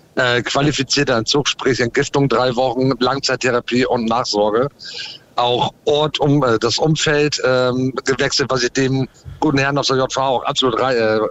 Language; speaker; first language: German; early bilingual, other home language; English